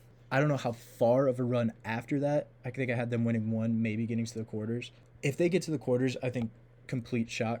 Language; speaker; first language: English; native; English